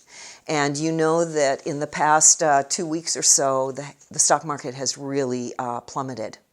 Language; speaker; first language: English; native; English